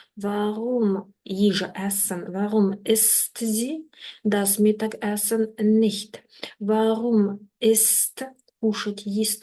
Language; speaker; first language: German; non-native, fluent; Ukrainian